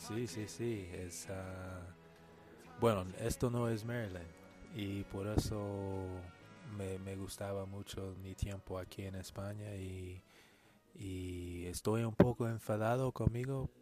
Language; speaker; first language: Spanish; non-native, learner; English